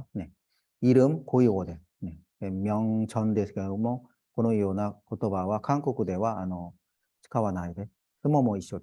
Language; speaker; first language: Japanese; non-native, fluent; Korean